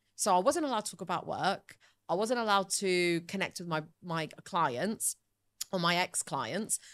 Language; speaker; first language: English; early bilingual, other home language; Italian